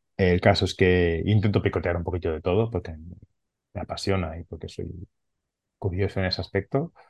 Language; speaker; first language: Spanish; non-native, local second language; Catalan